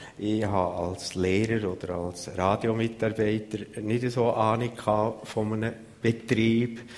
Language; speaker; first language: German; native; German